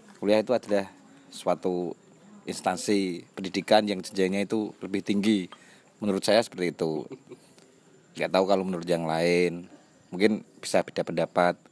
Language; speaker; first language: Indonesian; non-native, local second language; Javanese